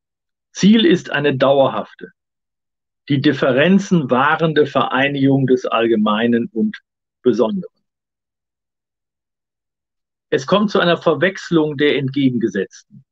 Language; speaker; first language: German; native; German